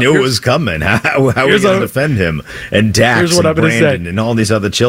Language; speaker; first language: English; native; English